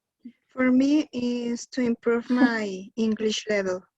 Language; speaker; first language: English; non-native, learner; Spanish